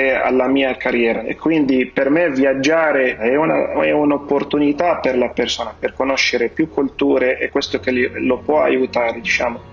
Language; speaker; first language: Italian; non-native, fluent; Arabic